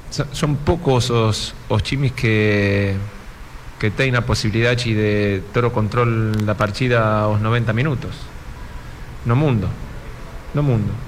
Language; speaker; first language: Portuguese; non-native, fluent; Spanish